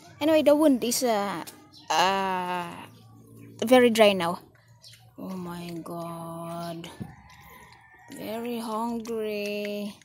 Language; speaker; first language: English; non-native, local second language; Filipino